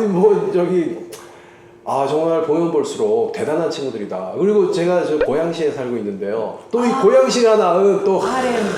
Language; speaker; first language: Korean; native; Korean